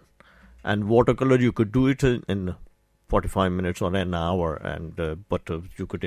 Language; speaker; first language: English; non-native, local second language; Urdu